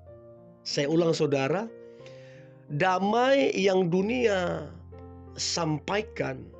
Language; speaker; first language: Indonesian; native; Indonesian